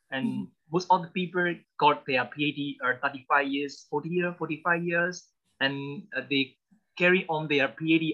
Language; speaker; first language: English; non-native, learner; Burmese